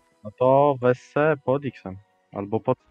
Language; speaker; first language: Polish; native; Polish